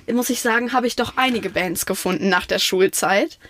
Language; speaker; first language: German; non-native, local second language; Russian